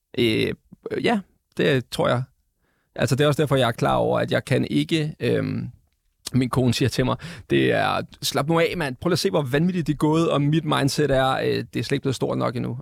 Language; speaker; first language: Danish; native; Danish